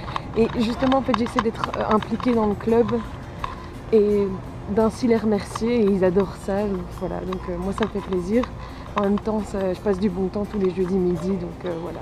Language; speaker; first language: French; native; French